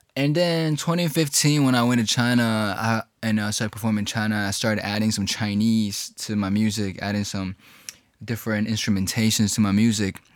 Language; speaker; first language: English; early bilingual, other home language; Chinese